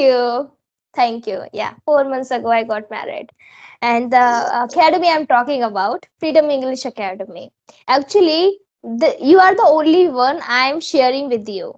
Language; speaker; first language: English; non-native, local second language; Hindi